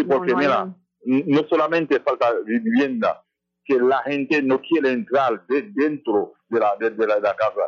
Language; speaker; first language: Spanish; non-native, fluent; Haitian Creole